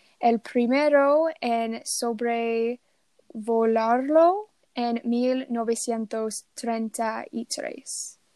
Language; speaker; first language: Spanish; non-native, learner; English